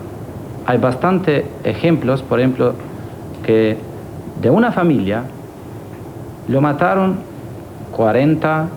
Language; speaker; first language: Spanish; non-native, fluent; Albanian